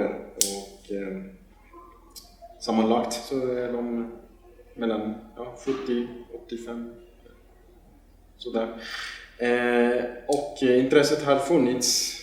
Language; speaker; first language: Swedish; non-native, fluent; Spanish